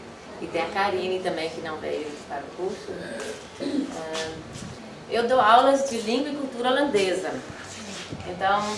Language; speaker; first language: Portuguese; non-native, fluent; Dutch